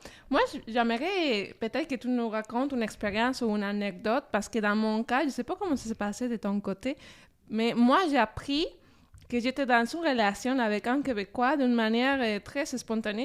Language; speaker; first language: French; non-native, fluent; Spanish